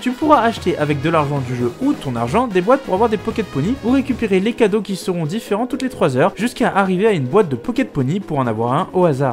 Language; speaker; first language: French; native; French